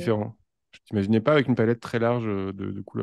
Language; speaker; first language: French; native; French